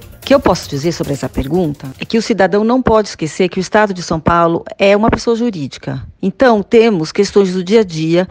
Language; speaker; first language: Portuguese; native; Portuguese